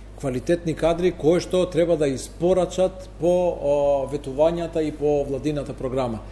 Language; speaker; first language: Macedonian; non-native, local second language; Albanian